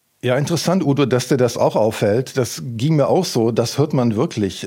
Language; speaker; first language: German; native; German